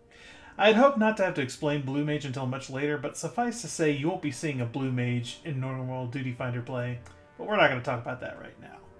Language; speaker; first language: English; native; English